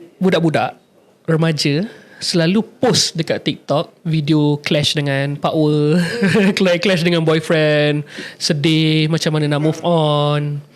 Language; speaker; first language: Malay; native; Malay